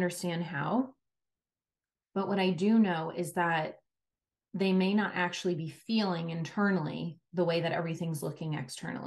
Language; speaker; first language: English; native; English